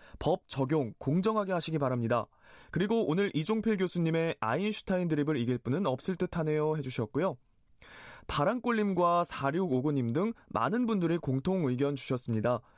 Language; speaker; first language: Korean; native; Korean